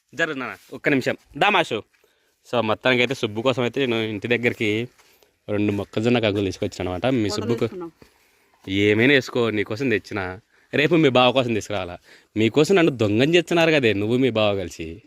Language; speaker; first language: Telugu; native; Telugu